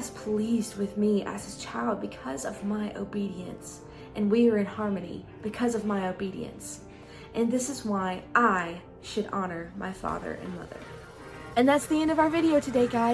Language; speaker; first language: English; native; English